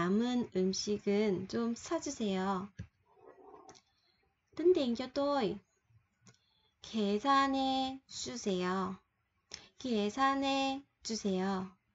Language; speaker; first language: Korean; non-native, fluent; Vietnamese